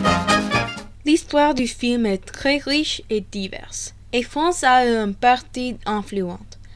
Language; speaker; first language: French; non-native, learner; English